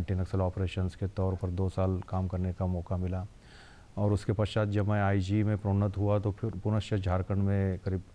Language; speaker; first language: Hindi; non-native, local second language; Marathi